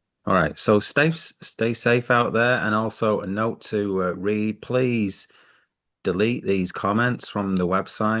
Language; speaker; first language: English; native; English